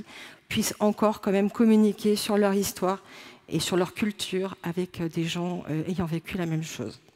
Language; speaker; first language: French; native; French